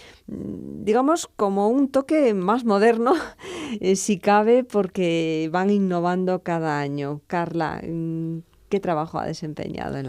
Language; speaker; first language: Spanish; native; Spanish